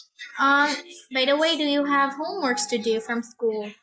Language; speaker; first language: English; non-native, fluent; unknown